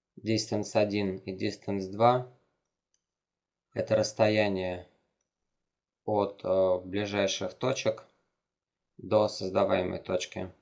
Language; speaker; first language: Russian; native; Russian